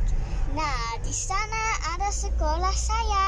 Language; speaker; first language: Indonesian; early bilingual, heritage; Indonesian